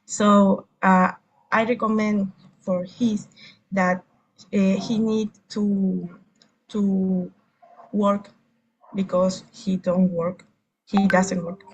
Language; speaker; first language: English; non-native, learner; Spanish